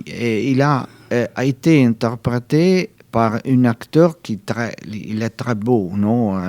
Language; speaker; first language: French; non-native, fluent; Italian